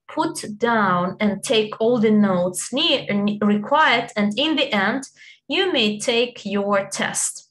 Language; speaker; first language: English; non-native, fluent; Italian